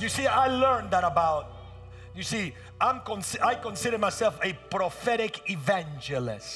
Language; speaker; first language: English; early bilingual, other home language; Spanish